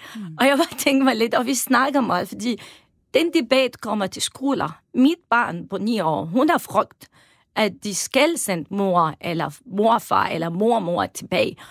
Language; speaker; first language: Danish; non-native, fluent; Arabic